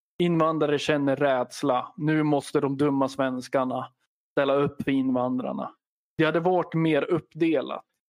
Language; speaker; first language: Swedish; native; Swedish